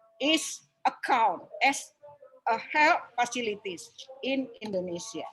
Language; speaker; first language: English; non-native, local second language; Indonesian